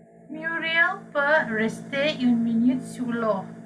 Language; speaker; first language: French; non-native, fluent; Sinhala